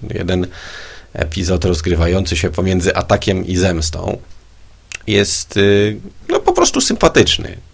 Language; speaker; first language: Polish; native; Polish